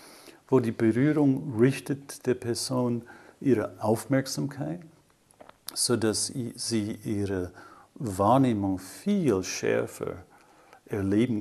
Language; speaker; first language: German; non-native, fluent; English